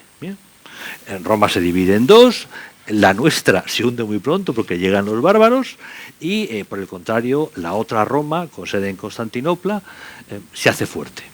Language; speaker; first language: Spanish; native; Spanish